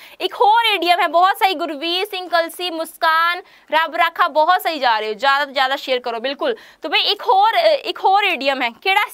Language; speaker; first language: Hindi; non-native, local second language; Punjabi